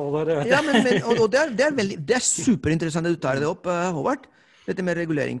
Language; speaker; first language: Norwegian; non-native, fluent; Spanish